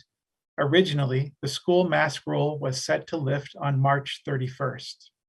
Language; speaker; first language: English; native; English